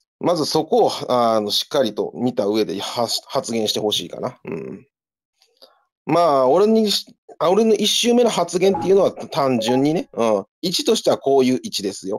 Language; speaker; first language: Japanese; native; Japanese